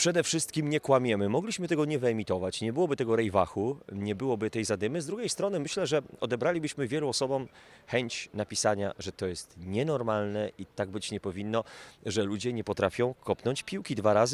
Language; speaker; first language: Polish; native; Polish